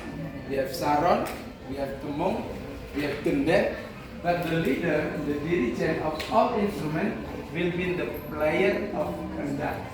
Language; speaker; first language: English; non-native, learner; Indonesian